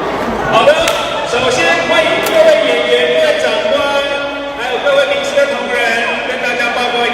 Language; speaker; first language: Chinese; native; Chinese